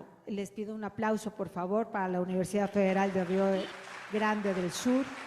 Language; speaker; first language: Spanish; native; Spanish